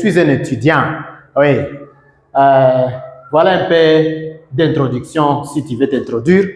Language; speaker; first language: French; non-native, fluent; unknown